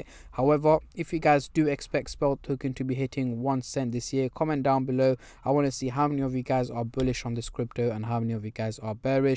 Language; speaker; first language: English; native; English